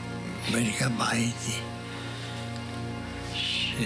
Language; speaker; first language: Hebrew; non-native, fluent; German